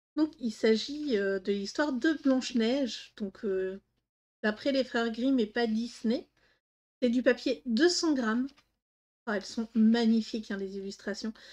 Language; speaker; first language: French; native; French